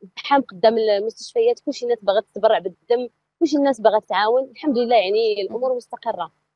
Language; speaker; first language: Arabic; native; Arabic